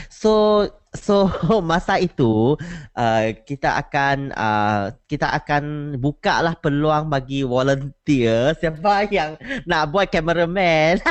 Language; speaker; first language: Malay; non-native, local second language; Chinese